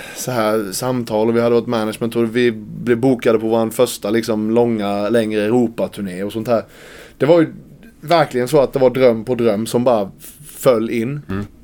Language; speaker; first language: Swedish; native; Swedish